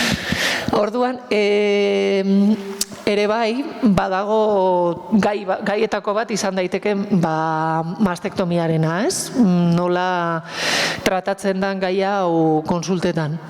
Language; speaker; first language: Basque; native; Basque